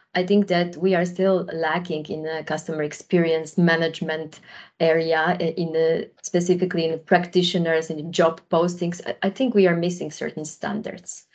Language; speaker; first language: English; non-native, fluent; Polish